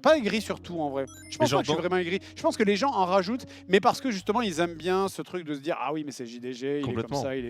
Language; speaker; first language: French; native; French